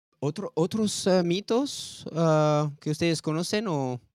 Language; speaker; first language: Spanish; non-native, learner; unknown